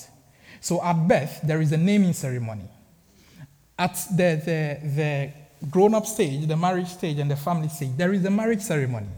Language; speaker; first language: English; non-native, local second language; Akan